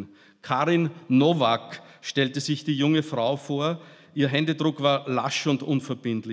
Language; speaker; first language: German; native; German